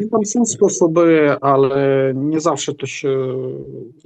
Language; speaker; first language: Polish; non-native, fluent; Ukrainian